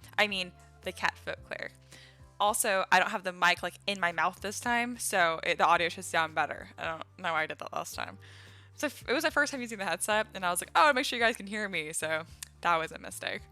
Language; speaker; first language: English; native; English